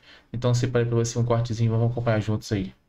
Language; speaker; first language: Portuguese; native; Portuguese